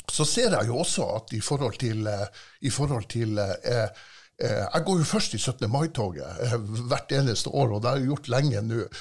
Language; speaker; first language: Norwegian; native; Norwegian